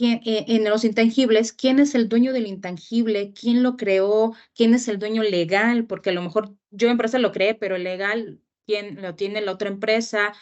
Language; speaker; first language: Spanish; native; Spanish